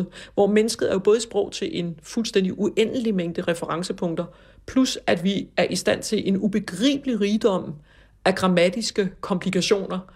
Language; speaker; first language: Danish; native; Danish